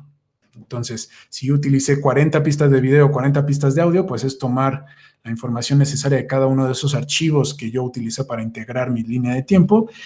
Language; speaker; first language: Spanish; native; Spanish